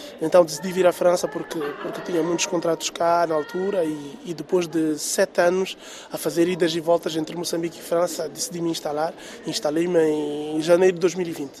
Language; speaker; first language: Portuguese; non-native, local second language; Tsonga